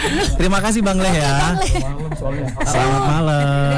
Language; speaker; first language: Indonesian; native; Indonesian